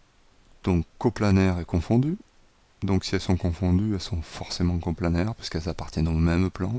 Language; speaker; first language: French; native; French